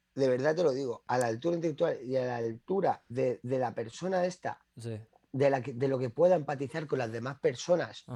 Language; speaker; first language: Spanish; native; Spanish